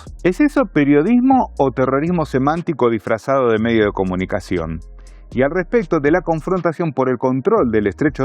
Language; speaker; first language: Spanish; native; Spanish